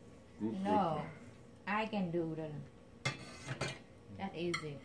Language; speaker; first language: English; non-native, learner; Vietnamese